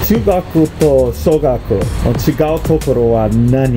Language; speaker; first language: Japanese; non-native, learner; English